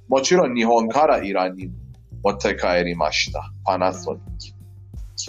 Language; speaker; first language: Japanese; non-native, fluent; Persian